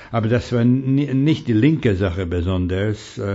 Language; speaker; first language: German; non-native, fluent; Hungarian